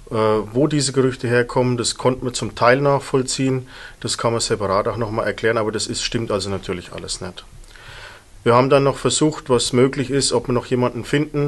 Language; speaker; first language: German; native; German